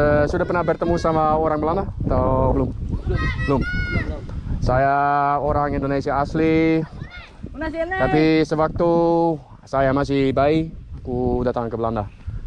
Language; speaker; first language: Indonesian; non-native, learner; Dutch